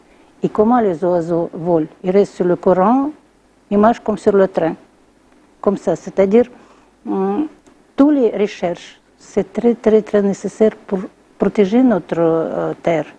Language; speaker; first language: French; non-native, learner; Russian